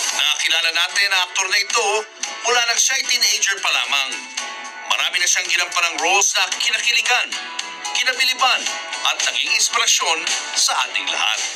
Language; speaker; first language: Filipino; native; Filipino